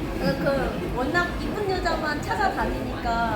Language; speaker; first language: Korean; non-native, fluent; Vietnamese